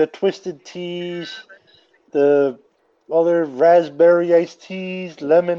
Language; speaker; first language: English; native; English